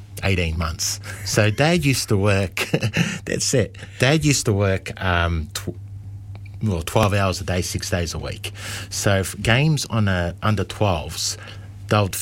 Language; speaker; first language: English; native; English